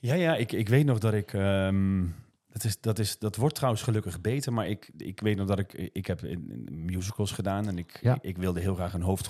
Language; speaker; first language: Dutch; native; Dutch